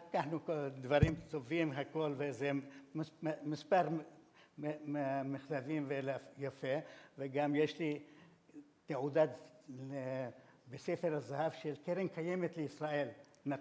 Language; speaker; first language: Hebrew; non-native, fluent; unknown